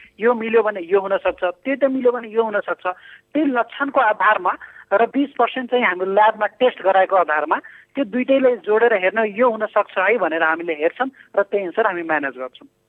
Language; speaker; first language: Nepali; non-native, local second language; Bhojpuri